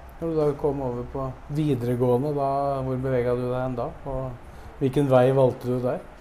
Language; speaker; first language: Norwegian; native; Norwegian